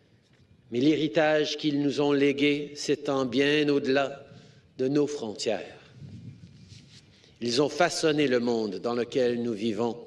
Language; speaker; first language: French; native; French